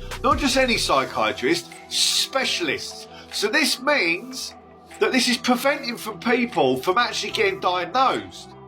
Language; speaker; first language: English; native; English